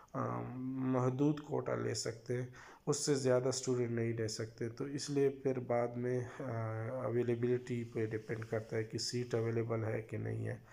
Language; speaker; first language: Urdu; non-native, local second language; Pashto